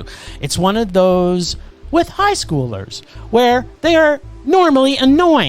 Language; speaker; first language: English; native; English